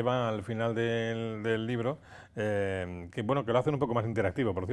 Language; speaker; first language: Spanish; native; Spanish